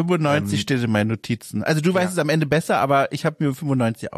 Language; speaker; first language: German; native; German